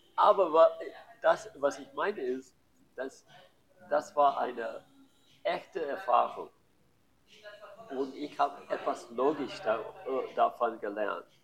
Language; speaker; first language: German; non-native, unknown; English